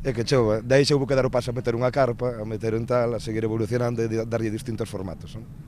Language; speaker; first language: Galician; native; Galician